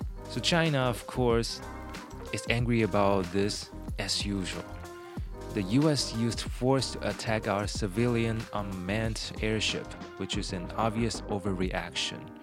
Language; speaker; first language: English; non-native, fluent; Chinese